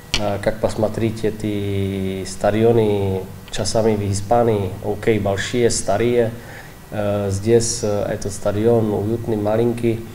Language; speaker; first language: Russian; non-native, learner; Czech